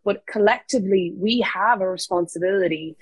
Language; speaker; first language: English; native; English